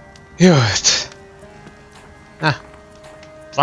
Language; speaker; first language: German; native; German